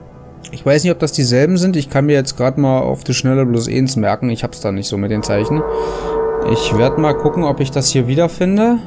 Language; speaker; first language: German; native; German